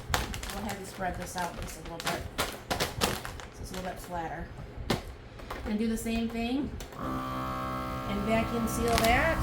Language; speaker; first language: English; native; English